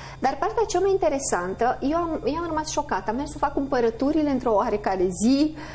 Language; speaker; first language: Romanian; native; Romanian